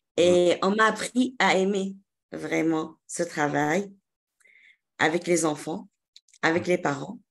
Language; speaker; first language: French; non-native, local second language; Arabic